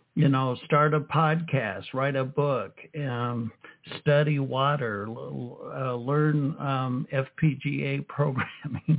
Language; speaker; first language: English; native; English